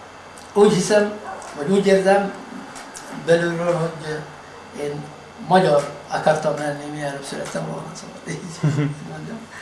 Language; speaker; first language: Hungarian; non-native, fluent; Arabic